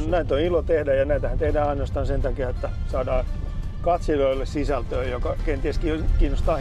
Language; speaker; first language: Finnish; native; Finnish